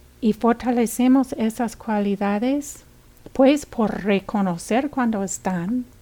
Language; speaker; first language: Spanish; non-native, fluent; English